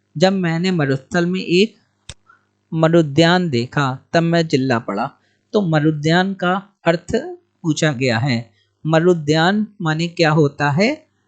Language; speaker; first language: Hindi; native; Hindi